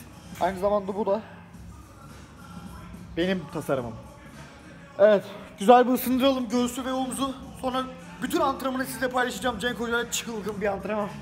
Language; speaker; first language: Turkish; native; Turkish